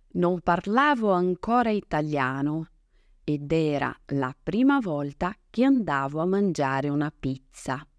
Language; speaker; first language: Italian; non-native, fluent; Portuguese